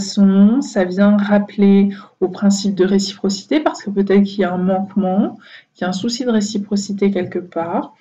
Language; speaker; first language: French; native; French